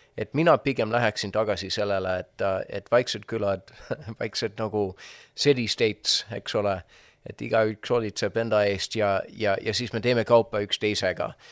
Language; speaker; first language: Estonian; non-native, fluent; English